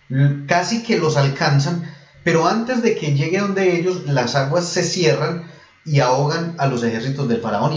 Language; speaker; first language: Spanish; native; Spanish